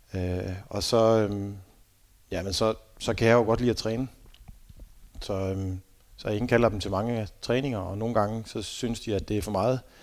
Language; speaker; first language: Danish; native; Danish